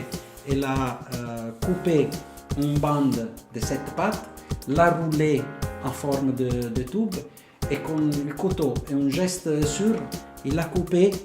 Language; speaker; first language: French; non-native, fluent; Italian